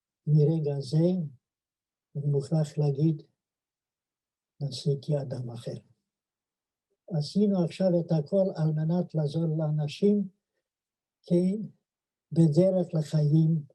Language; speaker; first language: Hebrew; non-native, fluent; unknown